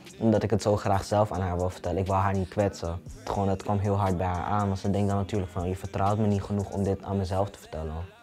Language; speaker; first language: Dutch; early bilingual, other home language; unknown